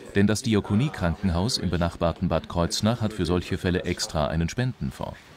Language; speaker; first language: German; native; German